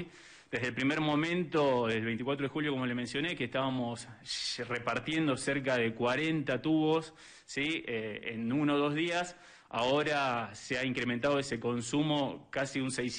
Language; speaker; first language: Spanish; native; Spanish